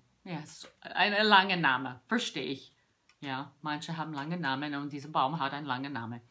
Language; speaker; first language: German; non-native, fluent; English